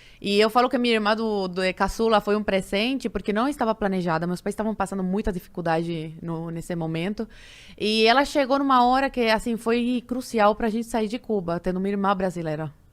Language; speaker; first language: Portuguese; non-native, fluent; Spanish